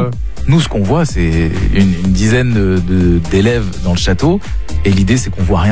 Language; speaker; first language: French; native; French